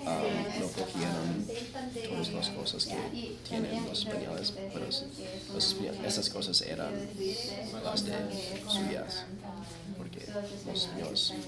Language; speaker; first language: Spanish; non-native, fluent; English